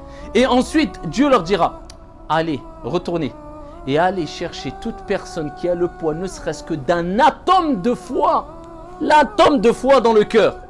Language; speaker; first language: French; native; French